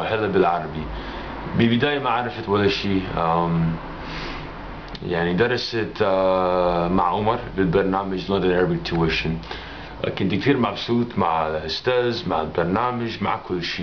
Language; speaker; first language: Arabic; non-native, learner; English